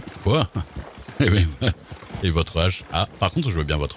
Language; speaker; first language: French; native; French